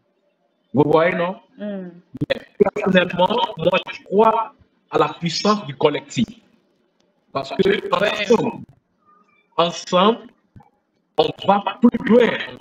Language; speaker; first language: French; non-native, fluent; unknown